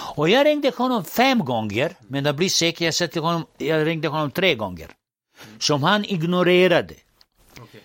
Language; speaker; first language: Swedish; non-native, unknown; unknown